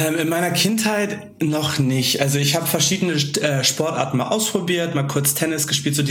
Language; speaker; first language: German; native; German